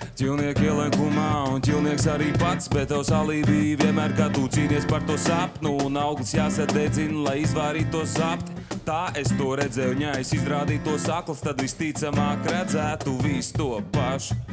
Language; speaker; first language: Latvian; native; Latvian